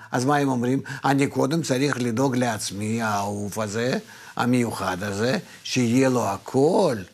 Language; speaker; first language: Hebrew; non-native, fluent; Russian